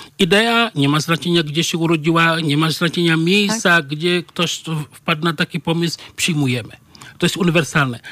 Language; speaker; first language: Polish; non-native, fluent; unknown